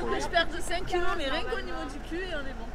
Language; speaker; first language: French; native; French